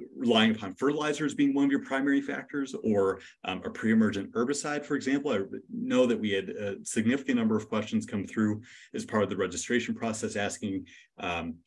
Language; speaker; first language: English; native; English